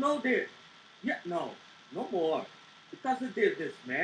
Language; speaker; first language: English; non-native, learner; Portuguese